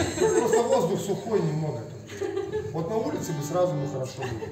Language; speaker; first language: Russian; native; Russian